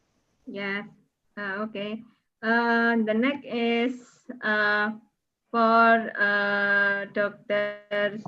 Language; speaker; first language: English; non-native, learner; Indonesian